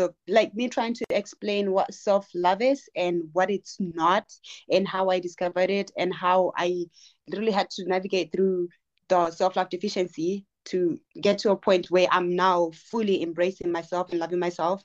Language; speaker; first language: English; non-native, local second language; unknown